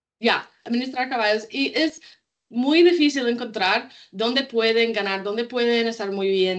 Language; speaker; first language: Spanish; non-native, learner; English